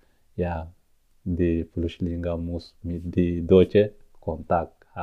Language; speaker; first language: German; non-native, learner; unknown